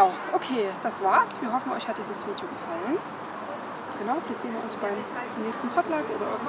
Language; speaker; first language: German; native; German